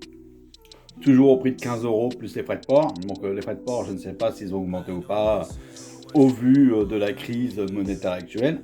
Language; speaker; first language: French; native; French